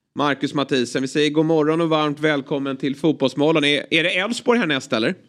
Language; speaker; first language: Swedish; native; Swedish